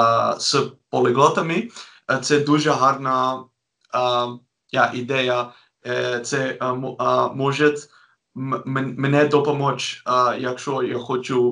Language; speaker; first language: Ukrainian; non-native, learner; Dutch